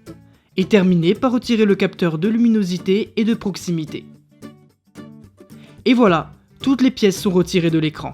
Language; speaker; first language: French; native; French